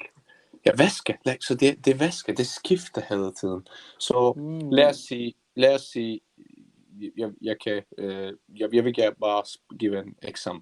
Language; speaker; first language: Danish; non-native, learner; Turkish